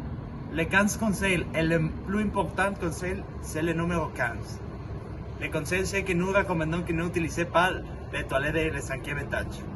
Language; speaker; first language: French; non-native, learner; Spanish